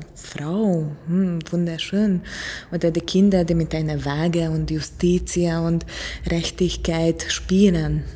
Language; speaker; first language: German; non-native, fluent; Hungarian